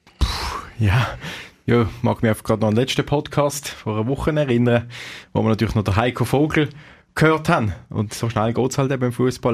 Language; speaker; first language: German; native; German